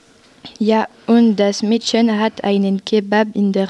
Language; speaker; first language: German; non-native, learner; French